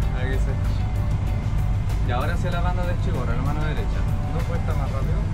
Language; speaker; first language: Spanish; native; Spanish